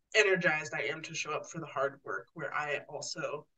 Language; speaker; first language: English; native; English